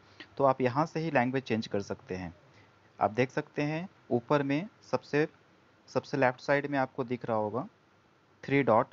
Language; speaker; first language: Hindi; native; Hindi